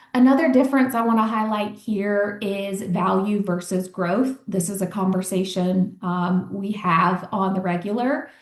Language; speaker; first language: English; native; English